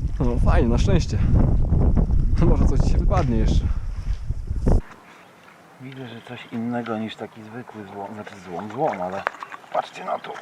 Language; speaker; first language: Polish; native; Polish